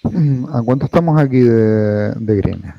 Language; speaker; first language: Spanish; native; Spanish